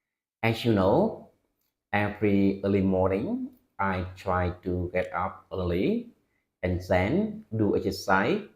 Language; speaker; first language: English; non-native, fluent; Vietnamese